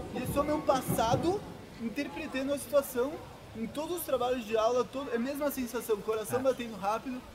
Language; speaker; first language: Portuguese; early bilingual, other home language; Spanish